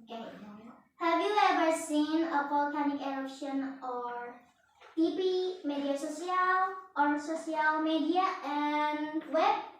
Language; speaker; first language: English; non-native, learner; Indonesian